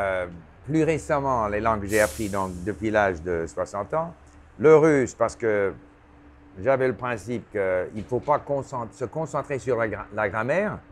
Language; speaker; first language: French; non-native, local second language; English